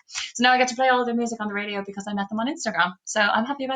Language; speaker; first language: English; native; English